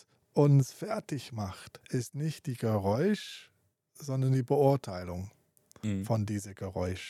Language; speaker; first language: German; non-native, fluent; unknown